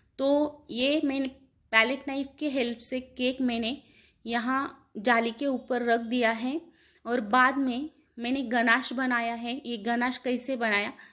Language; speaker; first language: Hindi; non-native, local second language; Marathi